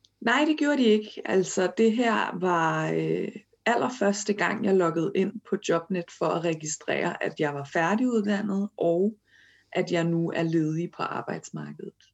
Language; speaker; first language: Danish; early bilingual, other home language; Kurdish